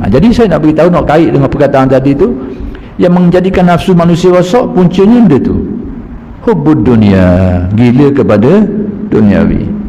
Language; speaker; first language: Malay; native; Malay